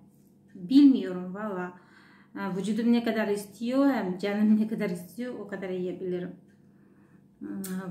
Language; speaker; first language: Turkish; non-native, learner; Russian